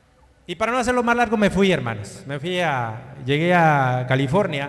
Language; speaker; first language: Spanish; native; Spanish